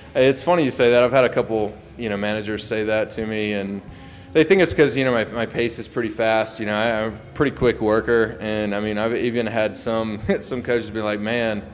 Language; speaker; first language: English; native; English